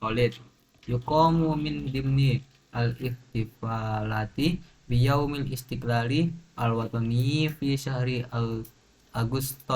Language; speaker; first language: Arabic; non-native, learner; Indonesian